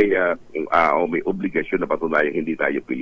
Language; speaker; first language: Filipino; native; Filipino